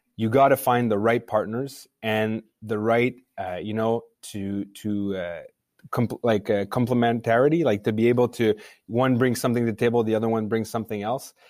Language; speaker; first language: English; native; English